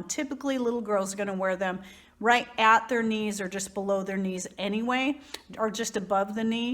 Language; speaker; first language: English; native; English